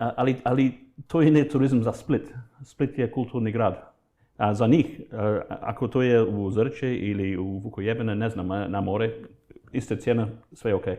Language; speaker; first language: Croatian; non-native, fluent; English